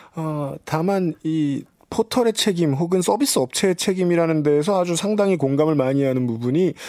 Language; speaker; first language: Korean; native; Korean